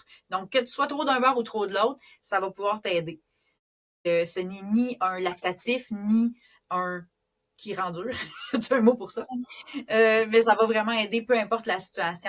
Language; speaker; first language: French; native; French